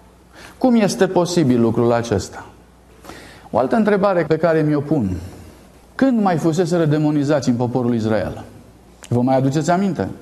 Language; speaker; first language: Romanian; native; Romanian